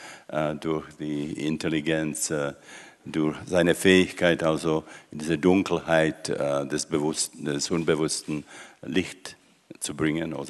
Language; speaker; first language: German; non-native, fluent; Czech